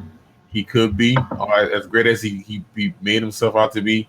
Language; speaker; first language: English; native; English